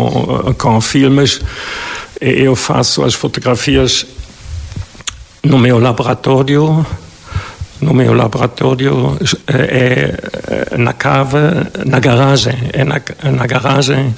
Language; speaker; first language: Portuguese; non-native, fluent; German